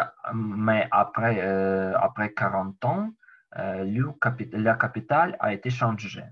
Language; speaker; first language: French; non-native, learner; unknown